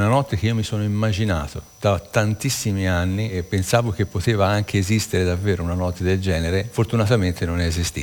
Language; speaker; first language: Italian; native; Italian